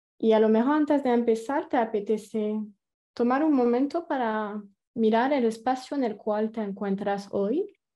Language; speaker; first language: Spanish; non-native, fluent; French